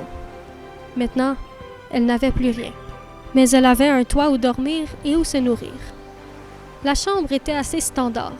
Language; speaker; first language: French; native; French